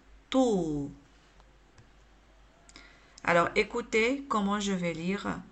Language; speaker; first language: French; non-native, local second language; Arabic